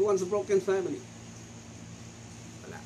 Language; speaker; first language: English; non-native, local second language; Filipino